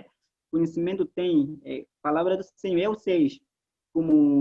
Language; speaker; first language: Portuguese; non-native, local second language; Ticuna